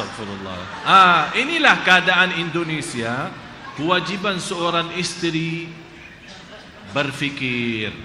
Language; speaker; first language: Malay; non-native, fluent; Arabic